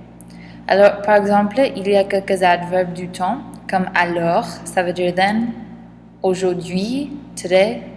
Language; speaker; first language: French; non-native, learner; English